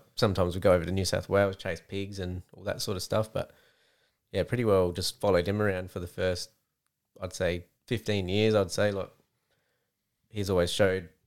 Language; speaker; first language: English; native; English